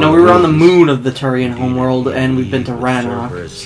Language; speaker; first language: English; native; English